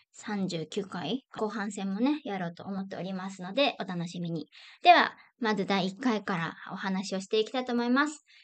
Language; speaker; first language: Japanese; native; Japanese